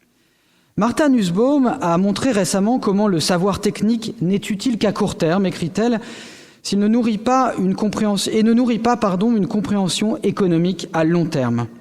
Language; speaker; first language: French; native; French